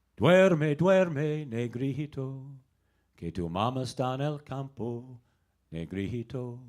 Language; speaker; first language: Spanish; non-native, learner; English